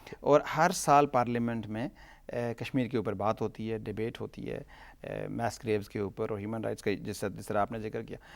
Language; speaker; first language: Urdu; non-native, local second language; Punjabi